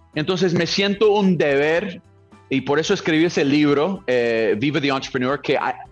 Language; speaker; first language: Spanish; non-native, fluent; English